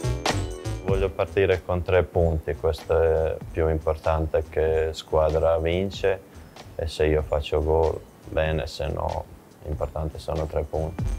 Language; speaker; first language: Italian; non-native, fluent; Croatian